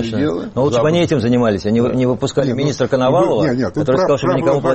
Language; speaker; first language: Russian; native; Russian